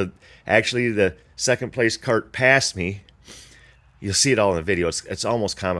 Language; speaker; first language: English; native; English